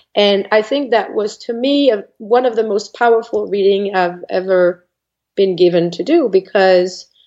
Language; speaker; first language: English; non-native, fluent; French